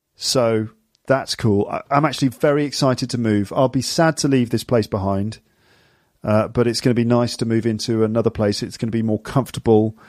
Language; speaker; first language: English; native; English